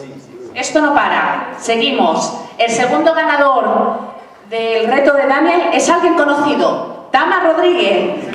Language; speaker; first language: Spanish; native; Spanish